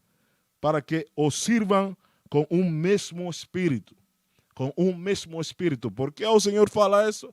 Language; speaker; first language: Portuguese; non-native, fluent; Spanish